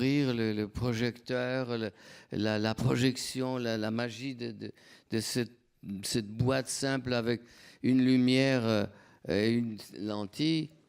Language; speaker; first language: French; non-native, fluent; Polish